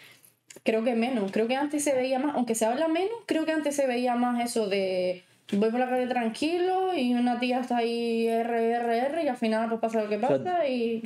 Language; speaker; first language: Spanish; native; Spanish